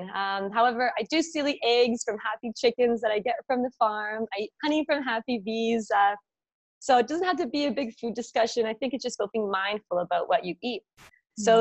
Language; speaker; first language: English; native; English